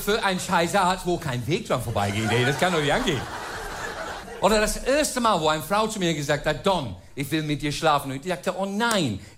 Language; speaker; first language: German; non-native, fluent; English